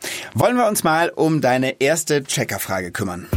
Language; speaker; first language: German; native; German